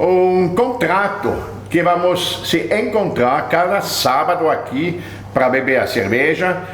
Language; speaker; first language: Portuguese; non-native, fluent; French